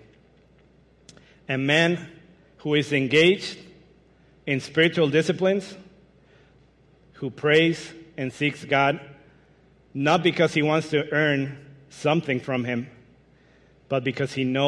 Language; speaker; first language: English; non-native, fluent; Spanish